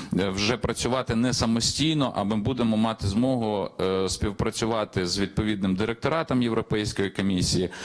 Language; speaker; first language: Ukrainian; native; Ukrainian